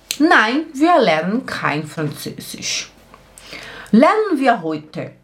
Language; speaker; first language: German; non-native, fluent; Portuguese